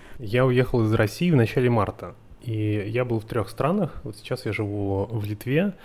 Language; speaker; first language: Russian; native; Russian